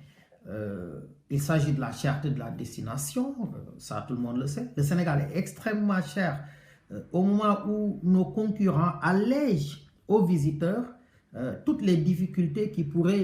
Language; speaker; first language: French; non-native, local second language; Wolof